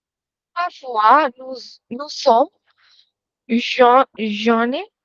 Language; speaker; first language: French; non-native, learner; Tamil